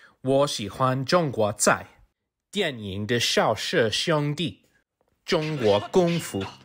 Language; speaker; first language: Chinese; non-native, learner; English